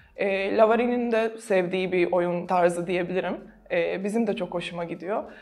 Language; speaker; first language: Turkish; non-native, fluent; Serbian